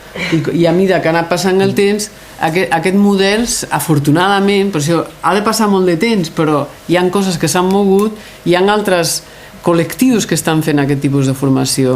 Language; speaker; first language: Catalan; native; Catalan